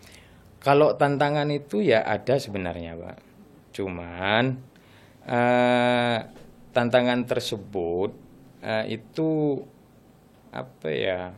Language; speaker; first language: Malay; non-native, local second language; Madurese